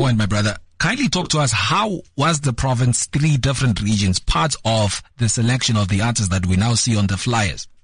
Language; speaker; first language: English; non-native, local second language; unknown